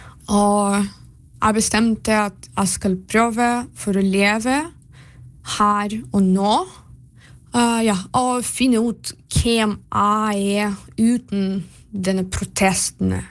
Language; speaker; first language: Norwegian; non-native, learner; Belarusian